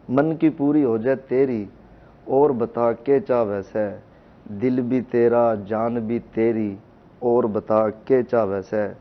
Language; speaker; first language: Urdu; non-native, local second language; Haryanvi